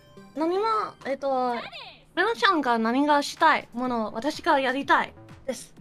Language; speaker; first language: Japanese; non-native, learner; English